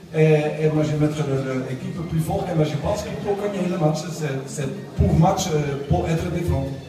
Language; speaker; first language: French; non-native, learner; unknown